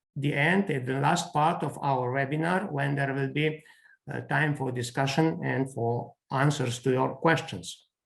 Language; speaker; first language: English; non-native, fluent; Slovenian